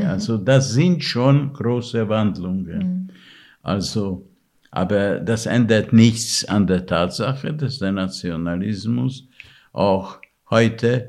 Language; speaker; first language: German; non-native, fluent; Hungarian